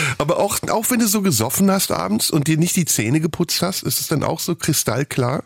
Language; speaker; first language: German; early bilingual, other home language; Turkish